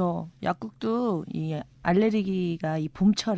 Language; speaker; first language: Korean; native; Korean